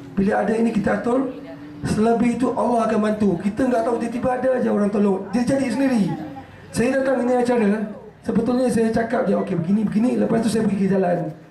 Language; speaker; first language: Malay; native; Malay